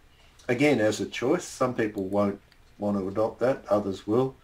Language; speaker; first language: English; native; English